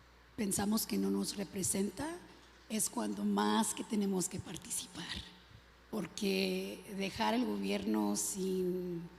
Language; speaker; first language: Spanish; early bilingual, other home language; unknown